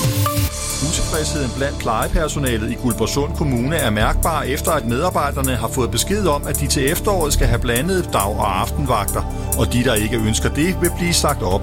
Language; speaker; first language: Danish; native; Danish